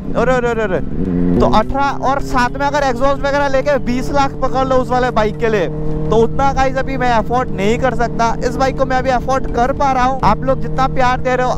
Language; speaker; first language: Hindi; non-native, local second language; Assamese